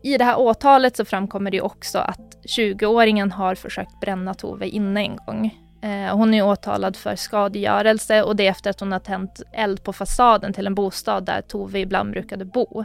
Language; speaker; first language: Swedish; native; Swedish